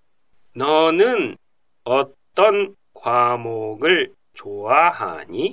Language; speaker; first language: Korean; non-native, fluent; Japanese